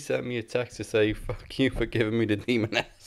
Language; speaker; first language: English; native; English